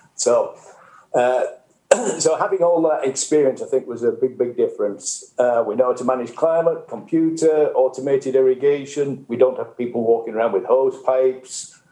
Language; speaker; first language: English; native; English